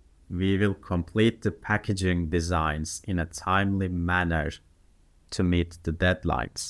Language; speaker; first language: English; non-native, fluent; Turkish